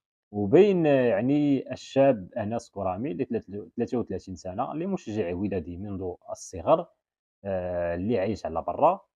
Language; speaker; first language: Arabic; native; Arabic